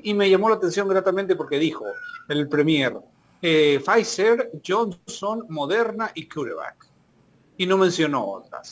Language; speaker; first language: Spanish; native; Spanish